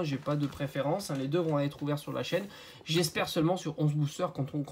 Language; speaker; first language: French; native; French